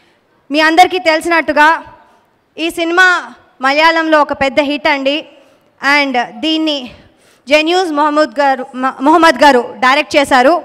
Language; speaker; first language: Telugu; native; Telugu